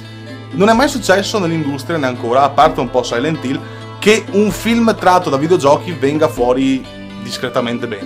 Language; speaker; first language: Italian; native; Italian